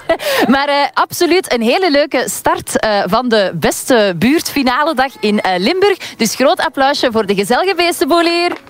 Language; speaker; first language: Dutch; native; Dutch